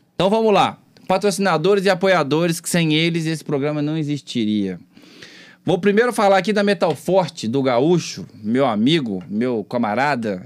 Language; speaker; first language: Portuguese; native; Portuguese